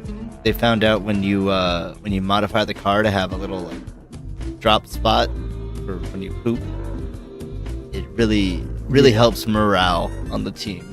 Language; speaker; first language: English; native; English